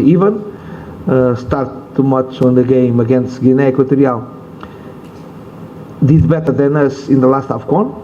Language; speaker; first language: English; non-native, learner; Portuguese